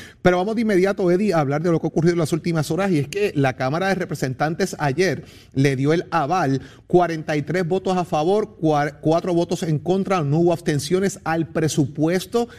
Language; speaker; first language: Spanish; native; Spanish